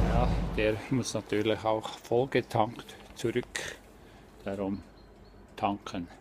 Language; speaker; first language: German; native; German